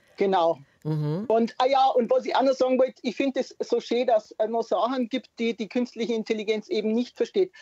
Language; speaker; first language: German; native; German